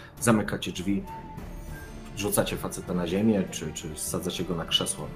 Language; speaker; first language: Polish; native; Polish